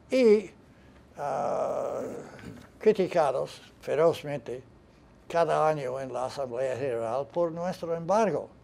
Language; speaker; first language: Spanish; non-native, fluent; English